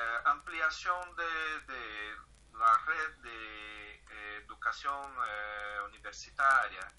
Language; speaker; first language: Spanish; non-native, fluent; Portuguese